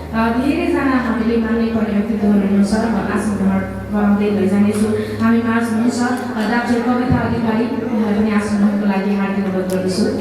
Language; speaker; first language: Nepali; native; Nepali